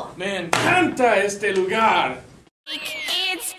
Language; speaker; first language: Spanish; non-native, learner; English